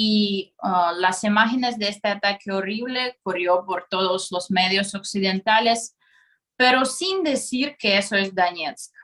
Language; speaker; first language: Spanish; non-native, fluent; Russian